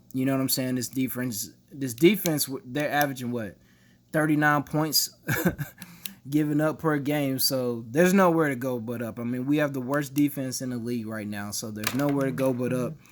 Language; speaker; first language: English; native; English